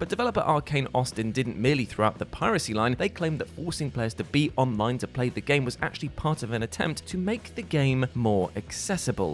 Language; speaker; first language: English; native; English